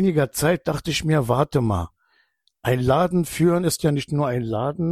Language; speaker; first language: German; non-native, fluent; Turkish